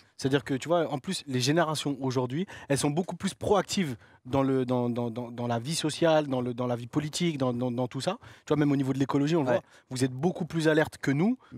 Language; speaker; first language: French; native; French